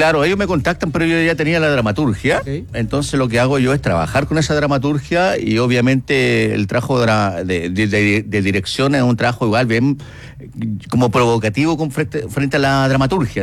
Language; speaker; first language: Spanish; native; Spanish